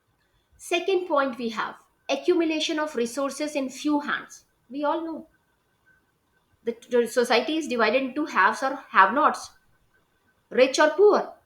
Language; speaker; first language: English; non-native, local second language; Hindi